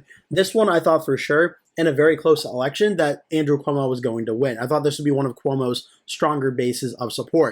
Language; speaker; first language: English; native; English